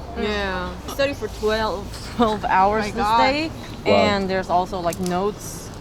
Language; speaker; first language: English; non-native, fluent; Korean